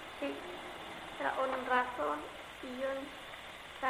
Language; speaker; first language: Spanish; non-native, learner; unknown